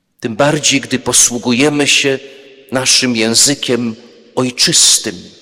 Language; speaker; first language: Polish; early bilingual, heritage; Polish